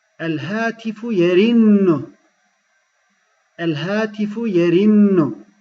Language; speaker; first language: Arabic; non-native, fluent; Turkish